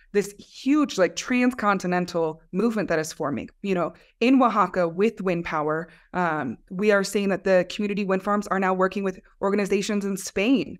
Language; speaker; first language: English; native; English